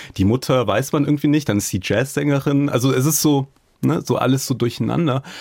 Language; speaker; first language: German; early bilingual, other home language; English